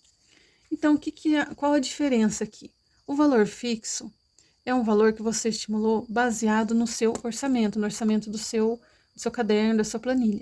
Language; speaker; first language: Portuguese; native; Portuguese